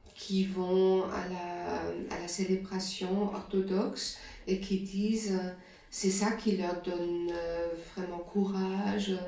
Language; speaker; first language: French; non-native, fluent; German